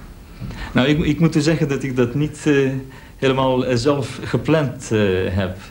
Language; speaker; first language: Dutch; early bilingual, other home language; Greek